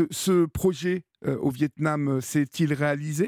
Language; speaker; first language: French; native; French